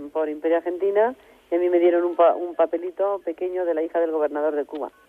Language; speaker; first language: Spanish; native; Spanish